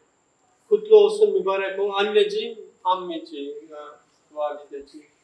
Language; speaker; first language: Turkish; non-native, fluent; Urdu